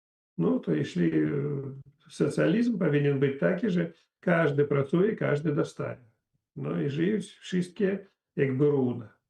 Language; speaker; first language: Polish; non-native, learner; Belarusian